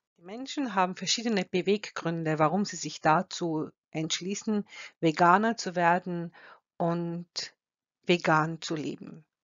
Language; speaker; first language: German; non-native, fluent; Croatian